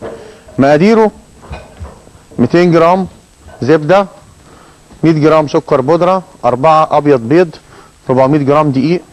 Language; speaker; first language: Arabic; native; Arabic